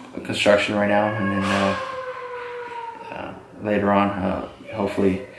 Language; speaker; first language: English; native; English